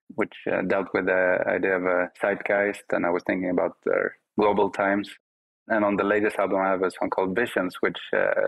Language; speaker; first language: English; non-native, fluent; Swedish